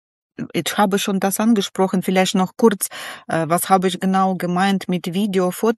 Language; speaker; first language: German; non-native, learner; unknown